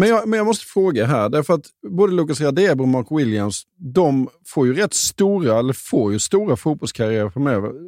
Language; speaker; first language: Swedish; native; Swedish